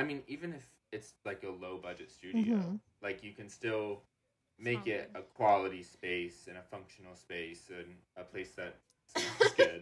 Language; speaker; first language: English; native; English